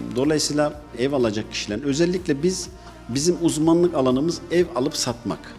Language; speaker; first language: Turkish; early bilingual, heritage; Turkish